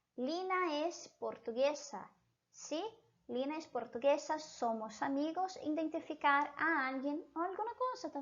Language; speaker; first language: Spanish; non-native, fluent; Portuguese